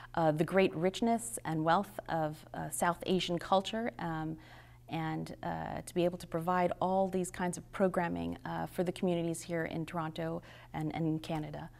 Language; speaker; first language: English; native; English